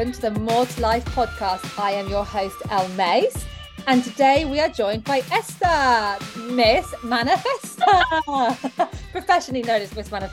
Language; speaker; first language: English; native; English